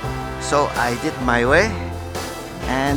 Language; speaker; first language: English; non-native, fluent; Indonesian